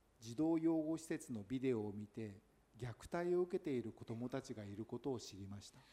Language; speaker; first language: Japanese; native; Japanese